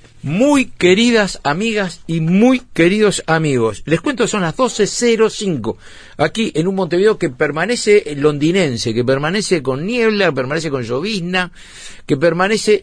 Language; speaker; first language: Spanish; native; Spanish